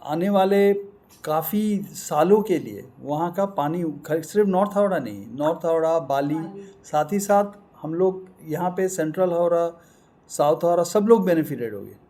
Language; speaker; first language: Hindi; non-native, local second language; Bangla